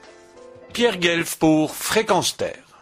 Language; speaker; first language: French; native; French